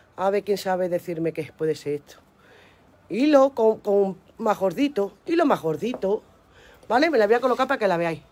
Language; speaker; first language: Spanish; native; Spanish